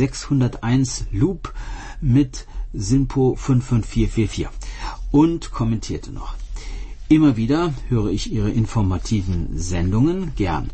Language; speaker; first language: German; native; German